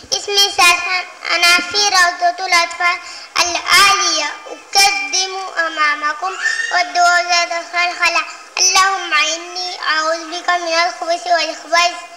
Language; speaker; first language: Arabic; non-native, learner; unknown